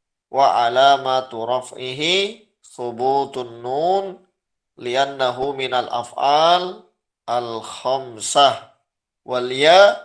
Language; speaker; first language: Arabic; non-native, fluent; Indonesian